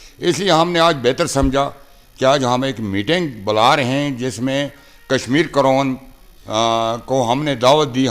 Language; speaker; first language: Urdu; non-native, local second language; Pahari-Potwari